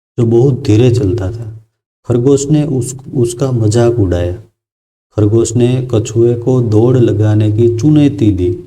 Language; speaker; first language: Hindi; non-native, local second language; Gujarati